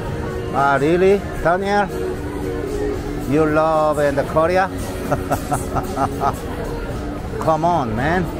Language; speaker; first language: English; non-native, learner; Korean